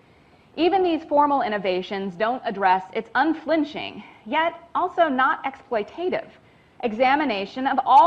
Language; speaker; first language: English; native; English